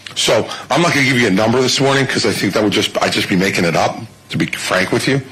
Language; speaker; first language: English; native; English